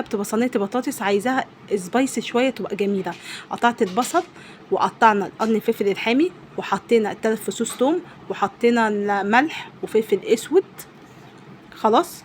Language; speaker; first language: Arabic; native; Arabic